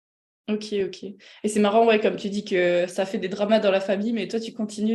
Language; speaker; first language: French; native; French